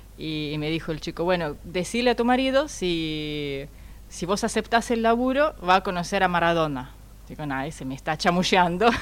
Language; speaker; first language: Spanish; non-native, fluent; Russian